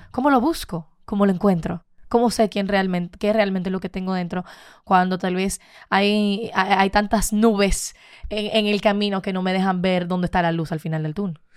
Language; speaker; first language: Spanish; native; Spanish